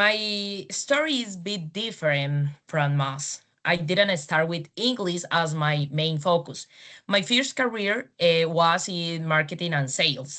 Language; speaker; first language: English; non-native, fluent; Spanish